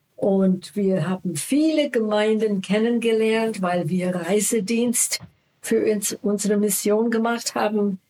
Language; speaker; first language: German; non-native, fluent; English